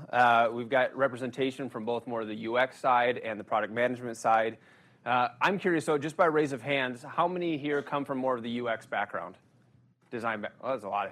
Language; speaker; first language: English; native; English